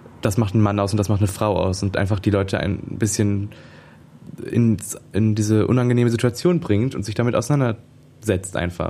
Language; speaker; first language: German; native; German